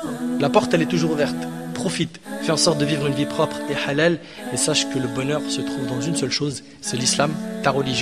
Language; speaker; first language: French; native; French